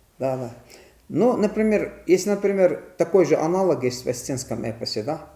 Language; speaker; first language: Russian; non-native, local second language; Ingush